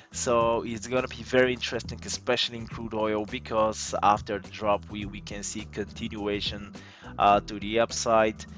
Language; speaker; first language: English; non-native, fluent; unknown